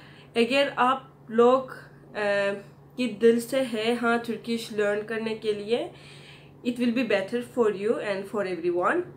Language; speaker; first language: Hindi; non-native, fluent; Turkish